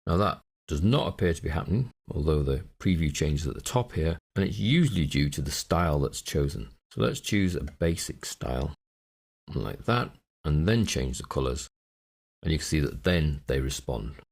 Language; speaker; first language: English; native; English